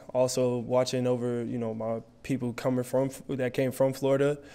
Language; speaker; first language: English; native; English